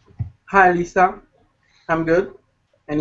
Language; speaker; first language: English; non-native, learner; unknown